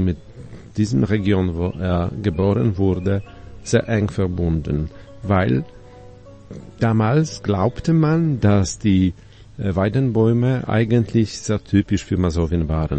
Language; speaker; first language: German; non-native, fluent; Polish